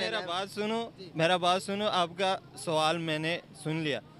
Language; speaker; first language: Hindi; non-native, local second language; Pashto